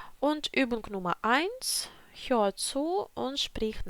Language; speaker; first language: German; non-native, fluent; Ukrainian